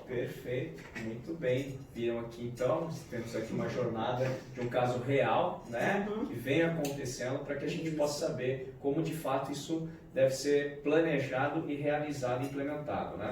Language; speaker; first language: Portuguese; native; Portuguese